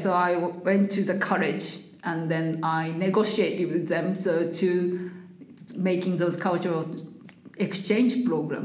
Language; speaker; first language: English; non-native, learner; Japanese